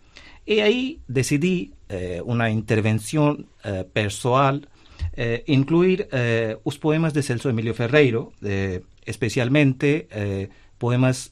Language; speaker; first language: Galician; non-native, fluent; Hindi